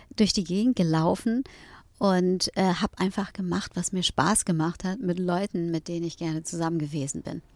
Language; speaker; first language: German; native; German